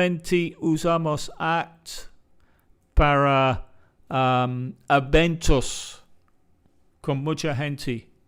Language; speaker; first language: Spanish; non-native, fluent; English